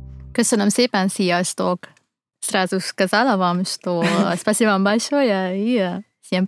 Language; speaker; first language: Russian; non-native, fluent; Hungarian